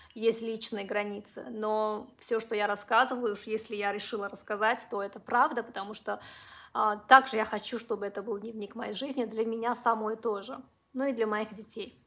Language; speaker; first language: Russian; non-native, local second language; Uzbek